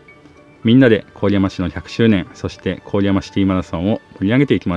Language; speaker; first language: Japanese; native; Japanese